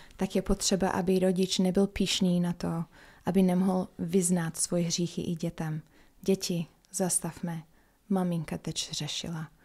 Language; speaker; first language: Czech; non-native, fluent; English